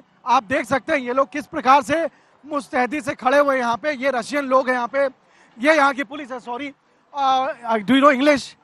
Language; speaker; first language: Hindi; native; Hindi